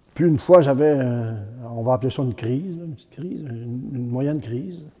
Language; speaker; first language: French; native; French